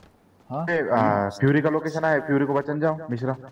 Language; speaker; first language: Hindi; native; Hindi